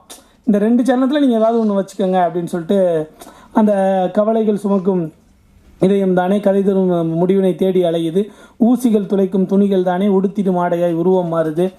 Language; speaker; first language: Tamil; native; Tamil